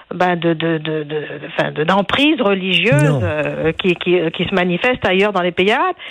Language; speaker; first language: French; non-native, local second language; Arabic